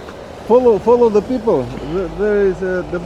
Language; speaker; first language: English; non-native, learner; Russian